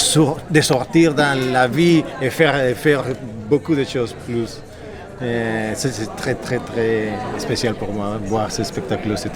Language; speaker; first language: French; non-native, fluent; Spanish